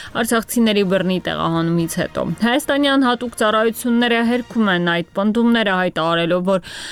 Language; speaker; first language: Armenian; native; Armenian